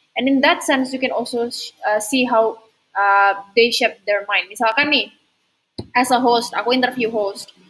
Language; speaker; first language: English; non-native, fluent; Indonesian